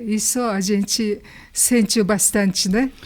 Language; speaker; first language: Portuguese; non-native, learner; Japanese